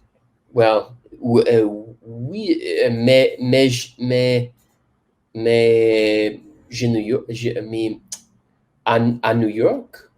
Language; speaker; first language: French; non-native, learner; English